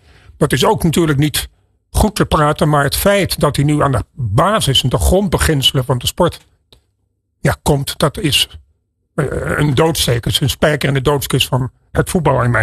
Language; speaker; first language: Dutch; native; Dutch